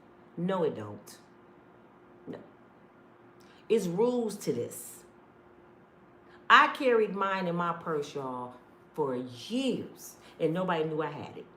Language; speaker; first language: English; native; English